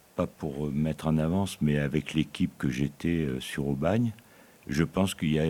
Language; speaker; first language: French; native; French